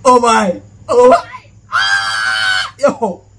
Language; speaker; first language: English; non-native, local second language; Jamaican Creole English